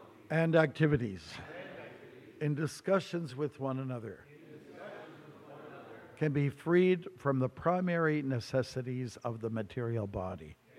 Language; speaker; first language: English; native; English